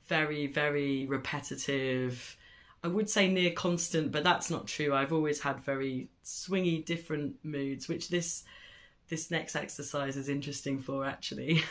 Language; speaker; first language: English; native; English